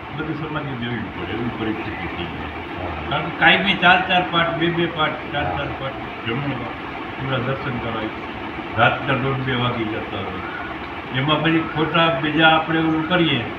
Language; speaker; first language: Gujarati; native; Gujarati